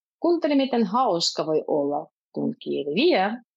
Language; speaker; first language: Finnish; non-native, fluent; Russian